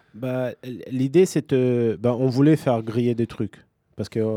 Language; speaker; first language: French; non-native, fluent; Portuguese